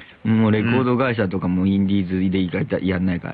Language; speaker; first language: Japanese; native; Japanese